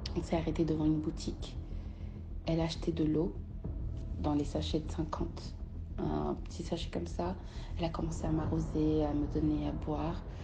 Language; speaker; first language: French; early bilingual, other home language; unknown